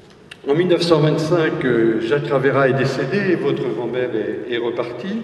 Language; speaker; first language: French; native; French